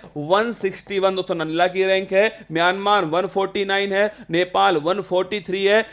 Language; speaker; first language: Hindi; native; Hindi